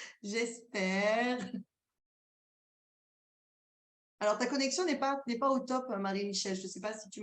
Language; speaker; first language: French; native; French